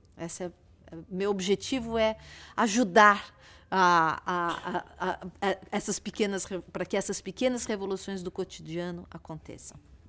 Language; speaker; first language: Portuguese; native; Portuguese